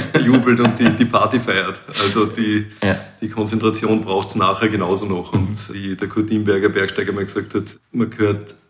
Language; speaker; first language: German; native; German